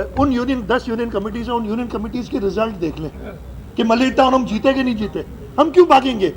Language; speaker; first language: Urdu; non-native, local second language; Sindhi